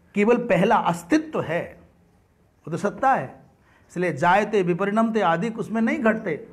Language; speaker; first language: Hindi; native; Hindi